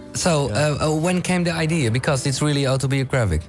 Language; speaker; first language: English; non-native, fluent; Dutch